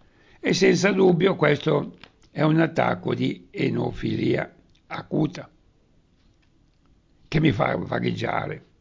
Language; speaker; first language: Italian; native; Italian